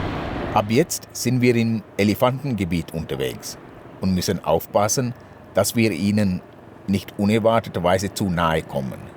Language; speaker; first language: German; early bilingual, heritage; German